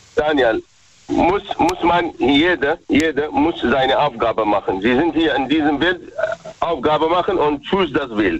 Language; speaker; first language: German; non-native, learner; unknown